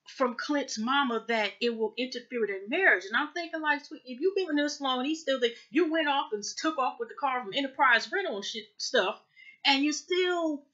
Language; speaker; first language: English; native; English